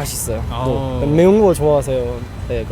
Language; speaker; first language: Korean; non-native, learner; Turkish